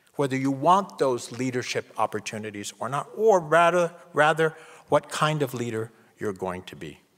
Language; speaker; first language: English; native; English